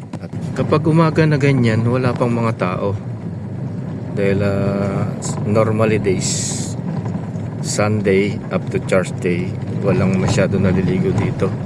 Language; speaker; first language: Filipino; non-native, local second language; Pampanga